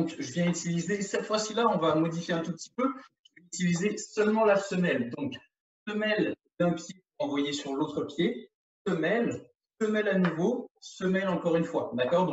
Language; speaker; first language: French; native; French